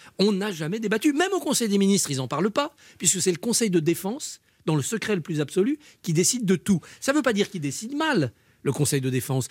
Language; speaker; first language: French; native; French